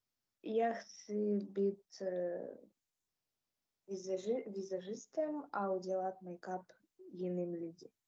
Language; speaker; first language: Czech; non-native, learner; Ukrainian